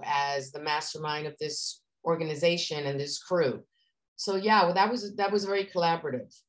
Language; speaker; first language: English; native; English